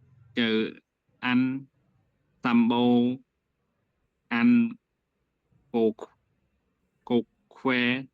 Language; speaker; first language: Vietnamese; non-native, learner; Khmer